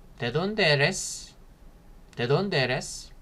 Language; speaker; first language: Spanish; non-native, fluent; Korean